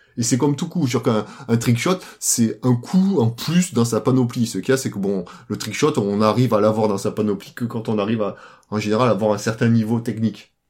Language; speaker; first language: French; native; French